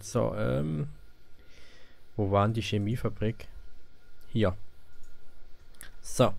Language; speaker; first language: German; native; German